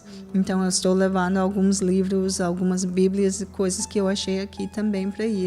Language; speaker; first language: Portuguese; non-native, fluent; English